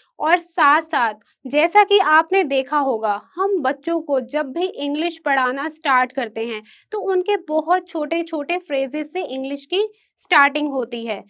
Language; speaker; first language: Hindi; native; Hindi